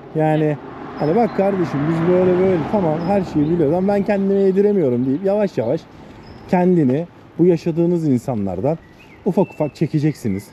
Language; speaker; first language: Turkish; native; Turkish